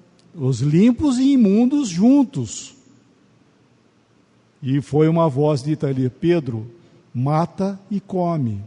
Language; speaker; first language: Portuguese; native; Portuguese